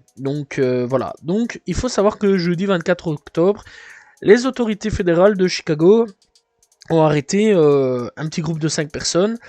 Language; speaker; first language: French; native; French